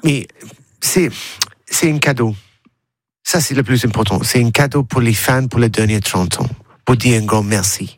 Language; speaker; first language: French; non-native, learner; English